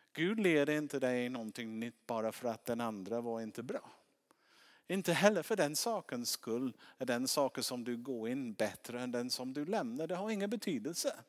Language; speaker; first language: Swedish; non-native, fluent; English